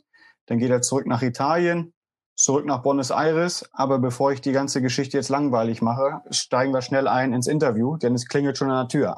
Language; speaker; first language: German; native; German